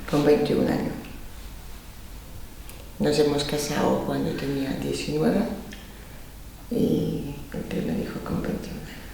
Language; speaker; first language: Spanish; non-native, fluent; Polish